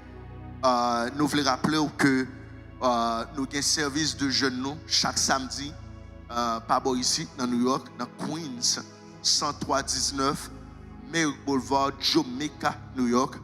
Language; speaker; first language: French; non-native, local second language; Haitian Creole